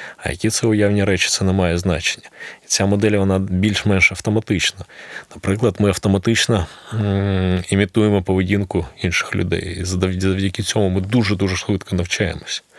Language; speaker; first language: Ukrainian; non-native, local second language; Russian